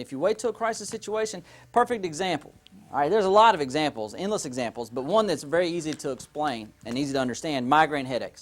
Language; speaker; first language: English; native; English